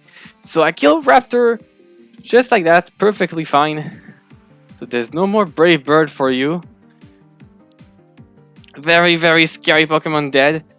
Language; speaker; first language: English; non-native, fluent; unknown